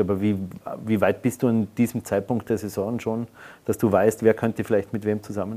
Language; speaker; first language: German; native; German